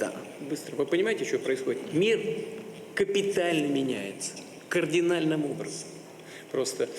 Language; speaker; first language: Russian; native; Russian